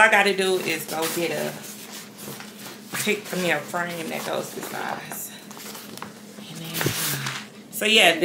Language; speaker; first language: English; native; English